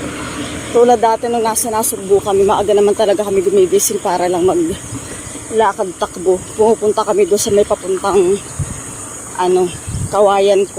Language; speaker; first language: Filipino; native; Filipino